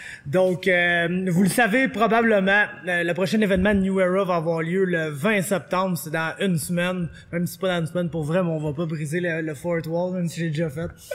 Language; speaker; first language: French; native; French